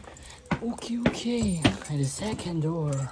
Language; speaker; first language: English; non-native, learner; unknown